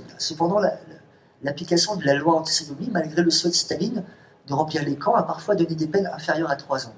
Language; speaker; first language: French; native; French